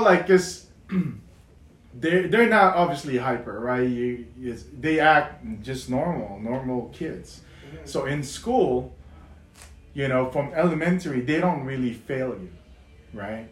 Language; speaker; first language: English; non-native, local second language; Filipino